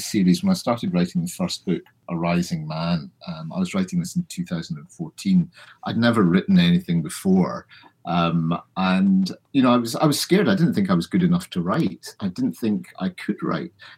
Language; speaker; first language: English; native; English